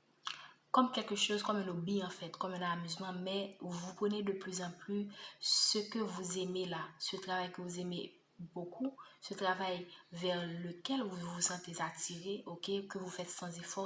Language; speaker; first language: French; native; French